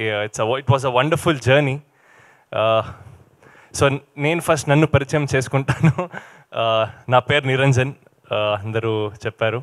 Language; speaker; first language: Telugu; non-native, learner; Kannada